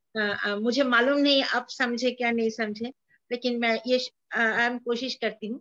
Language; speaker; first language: Hindi; non-native, local second language; Bangla